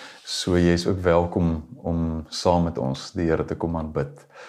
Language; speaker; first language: Afrikaans; native; Afrikaans